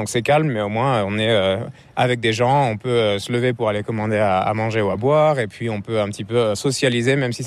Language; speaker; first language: French; native; French